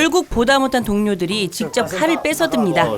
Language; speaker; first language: Korean; native; Korean